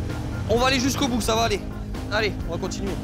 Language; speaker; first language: French; native; French